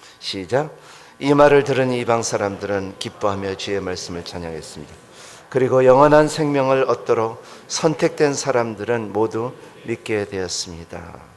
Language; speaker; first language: Korean; non-native, fluent; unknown